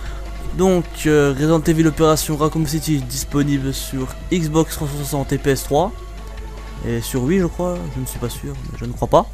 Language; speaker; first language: French; native; French